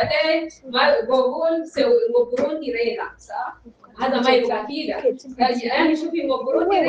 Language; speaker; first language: Arabic; non-native, learner; Rundi